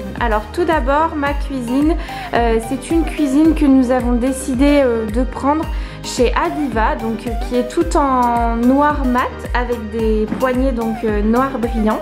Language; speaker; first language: French; native; French